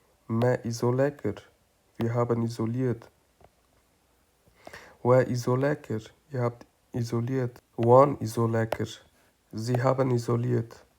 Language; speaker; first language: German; non-native, fluent; Kurdish